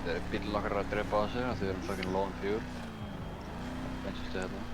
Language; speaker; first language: Icelandic; native; Icelandic